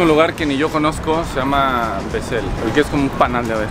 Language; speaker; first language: Spanish; native; Spanish